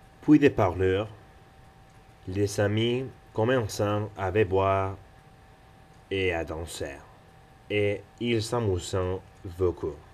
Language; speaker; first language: French; non-native, learner; Spanish